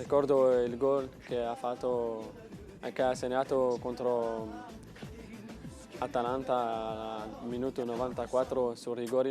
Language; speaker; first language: Italian; non-native, learner; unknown